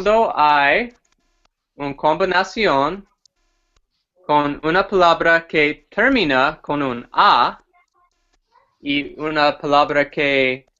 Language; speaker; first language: Spanish; non-native, fluent; English